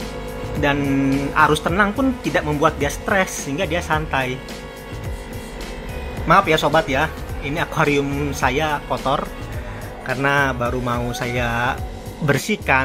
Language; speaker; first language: Indonesian; native; Indonesian